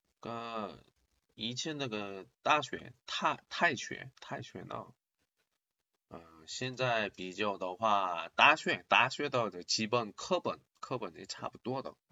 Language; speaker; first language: Chinese; non-native, learner; Korean